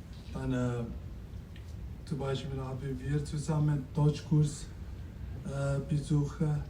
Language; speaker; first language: German; non-native, learner; Tibetan